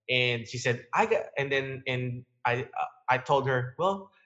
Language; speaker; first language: English; non-native, local second language; Filipino